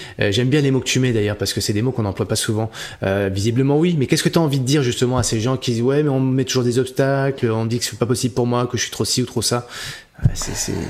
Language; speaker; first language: French; native; French